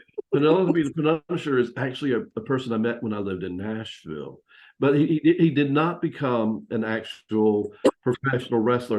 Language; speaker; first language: English; native; English